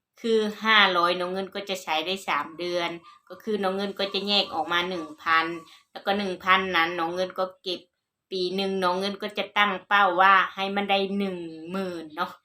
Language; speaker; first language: Thai; non-native, local second language; Northeastern Thai